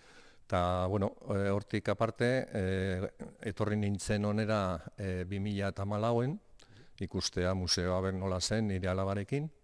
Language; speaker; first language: Basque; non-native, local second language; Spanish